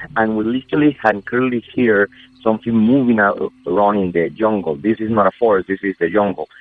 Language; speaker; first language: English; non-native, fluent; Spanish